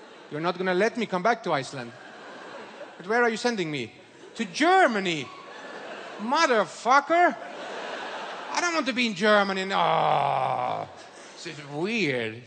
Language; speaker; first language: English; non-native, fluent; Swedish